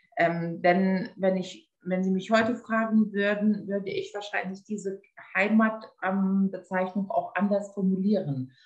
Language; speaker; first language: German; non-native, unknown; Lithuanian